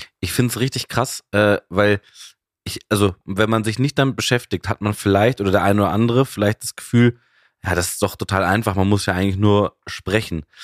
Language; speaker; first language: German; native; German